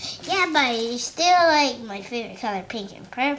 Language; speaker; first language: English; native; English